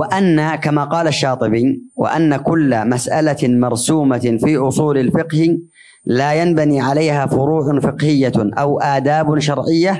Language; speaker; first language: Arabic; native; Arabic